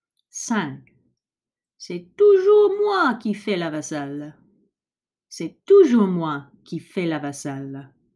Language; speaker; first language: French; non-native, fluent; English